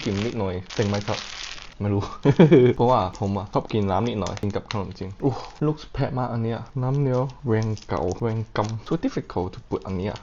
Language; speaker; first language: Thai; non-native, learner; English